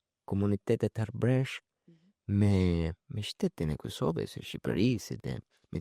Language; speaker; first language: Albanian; early bilingual, heritage; Albanian